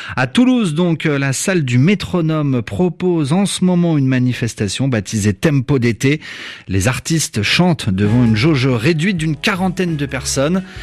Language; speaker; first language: French; native; French